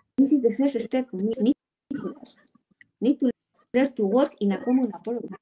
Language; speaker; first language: English; non-native, learner; Spanish